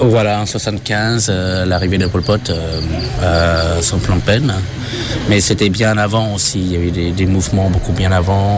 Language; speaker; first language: French; non-native, fluent; Khmer